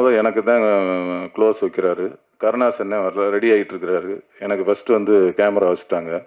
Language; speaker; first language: Tamil; native; Tamil